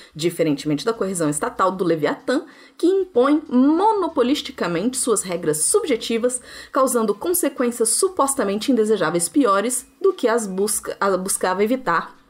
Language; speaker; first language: Portuguese; native; Portuguese